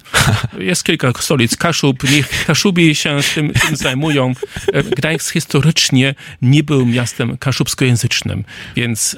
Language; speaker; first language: Polish; non-native, fluent; German